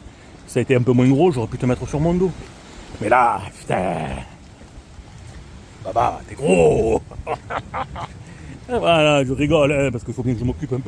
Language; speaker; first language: French; native; French